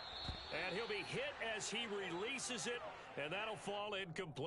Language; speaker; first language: English; native; English